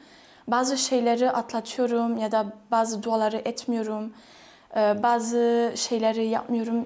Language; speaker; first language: Turkish; non-native, fluent; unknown